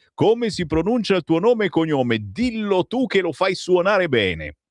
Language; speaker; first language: Italian; native; Italian